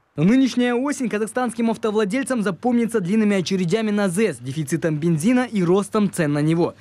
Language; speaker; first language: Russian; native; Russian